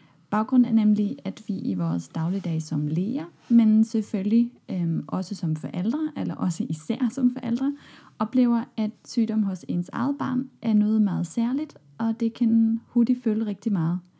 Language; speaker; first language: Danish; non-native, fluent; German